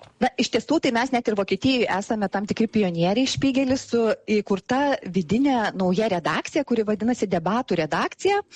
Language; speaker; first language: Lithuanian; native; Lithuanian